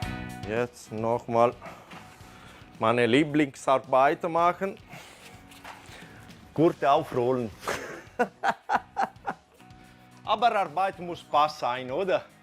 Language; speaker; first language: German; non-native, fluent; Italian